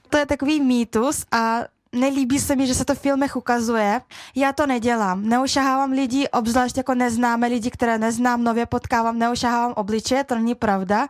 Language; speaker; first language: Czech; early bilingual, other home language; Russian